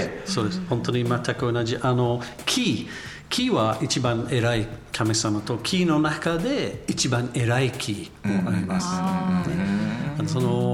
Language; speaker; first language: Japanese; non-native, learner; English